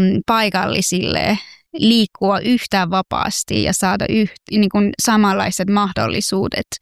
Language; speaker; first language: Finnish; non-native, fluent; Persian